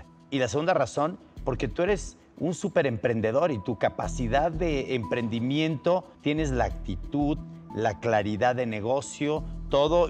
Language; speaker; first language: Spanish; native; Spanish